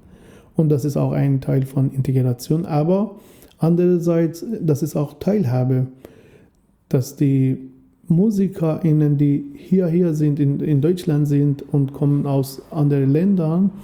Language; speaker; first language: German; non-native, fluent; Persian